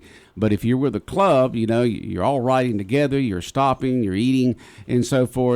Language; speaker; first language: English; native; English